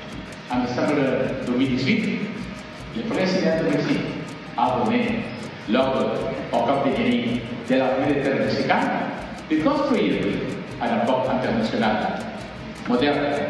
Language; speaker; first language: French; non-native, fluent; Spanish